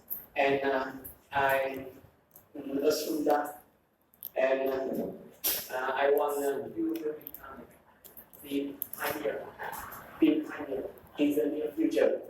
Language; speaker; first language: English; non-native, fluent; Vietnamese